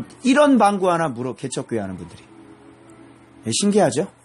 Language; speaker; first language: Korean; native; Korean